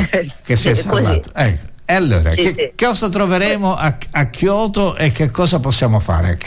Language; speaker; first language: Italian; native; Italian